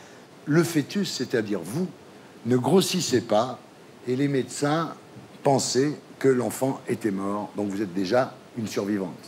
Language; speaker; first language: French; native; French